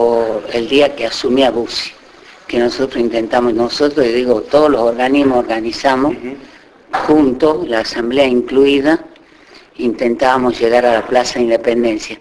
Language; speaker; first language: Spanish; native; Spanish